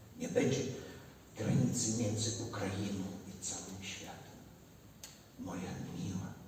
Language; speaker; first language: Polish; non-native, learner; Ukrainian